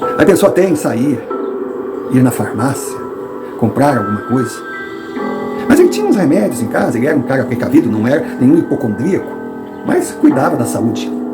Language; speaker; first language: Portuguese; non-native, fluent; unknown